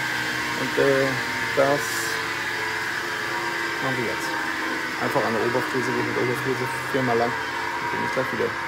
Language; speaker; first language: German; native; German